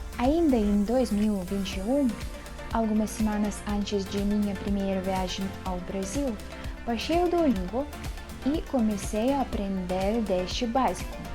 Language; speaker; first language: Portuguese; non-native, learner; Russian